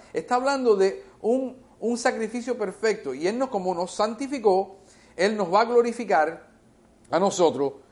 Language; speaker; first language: Spanish; early bilingual, heritage; Spanish